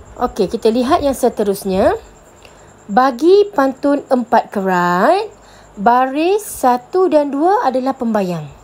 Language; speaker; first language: Malay; native; Malay